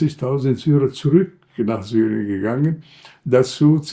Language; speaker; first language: German; non-native, fluent; Arabic